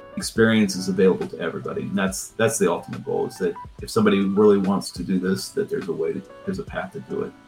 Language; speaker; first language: English; native; English